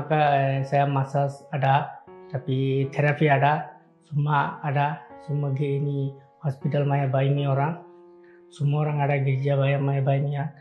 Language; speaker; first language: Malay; non-native, learner; Bangla